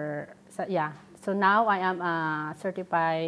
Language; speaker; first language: English; non-native, local second language; Waray